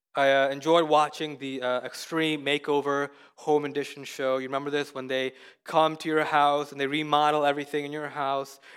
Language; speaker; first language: English; early bilingual, other home language; Hindi